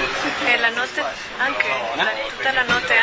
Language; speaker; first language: Italian; non-native, learner; Spanish